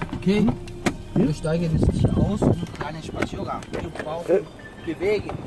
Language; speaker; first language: German; non-native, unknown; Korean